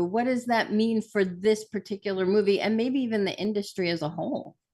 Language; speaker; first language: English; native; English